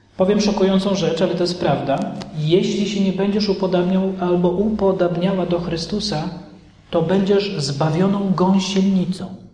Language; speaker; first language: Polish; native; Polish